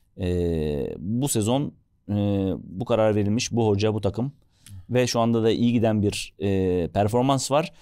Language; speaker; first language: Turkish; native; Turkish